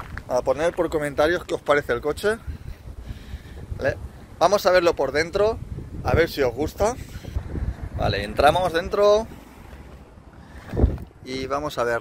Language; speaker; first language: Spanish; native; Spanish